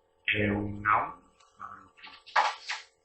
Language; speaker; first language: Portuguese; non-native, learner; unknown